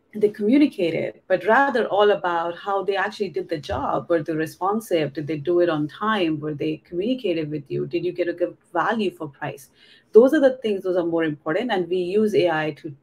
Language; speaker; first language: English; non-native, local second language; Hindi